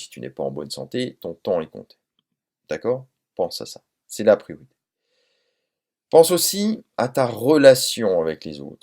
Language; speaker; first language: French; native; French